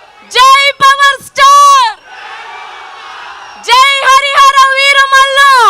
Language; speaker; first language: Telugu; native; Telugu